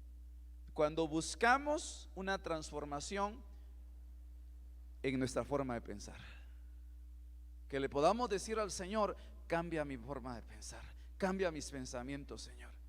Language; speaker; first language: Spanish; native; Spanish